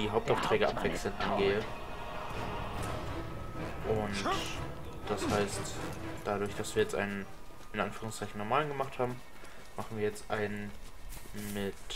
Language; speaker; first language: German; native; German